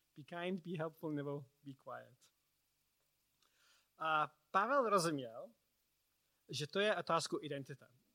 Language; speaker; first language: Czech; non-native, learner; English